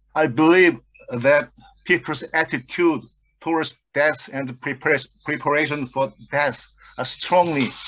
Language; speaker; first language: English; non-native, fluent; Korean